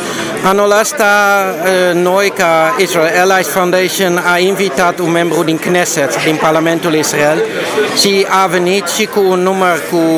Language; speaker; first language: Romanian; non-native, learner; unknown